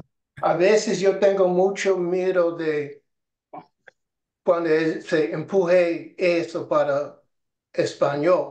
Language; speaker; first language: Spanish; non-native, learner; English